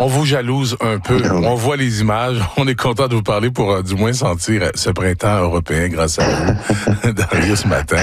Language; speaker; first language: French; native; French